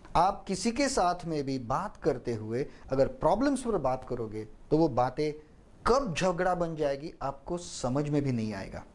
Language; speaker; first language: Hindi; native; Hindi